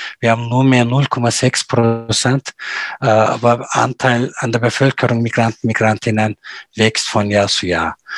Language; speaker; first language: German; non-native, fluent; Turkish